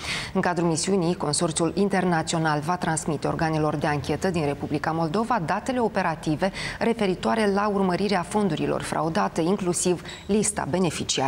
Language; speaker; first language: Romanian; native; Romanian